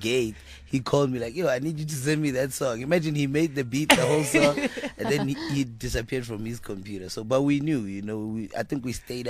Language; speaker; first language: English; non-native, local second language; Tswana